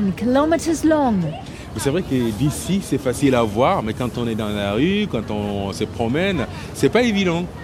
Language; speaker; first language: French; non-native, fluent; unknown